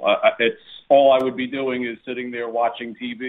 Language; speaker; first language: English; native; English